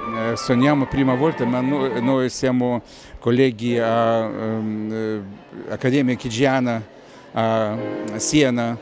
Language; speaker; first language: Italian; non-native, learner; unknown